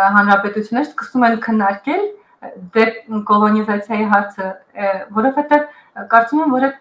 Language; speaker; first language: Armenian; early bilingual, heritage; Armenian